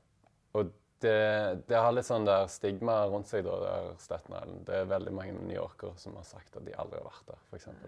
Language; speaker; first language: Norwegian; native; Norwegian